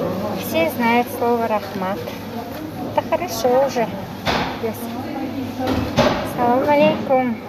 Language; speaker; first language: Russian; non-native, fluent; Tajik